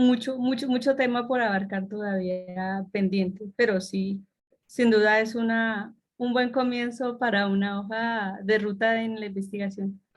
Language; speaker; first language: Spanish; native; Spanish